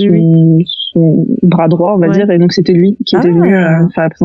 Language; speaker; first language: French; native; French